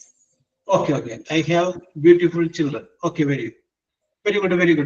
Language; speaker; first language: English; non-native, fluent; Malayalam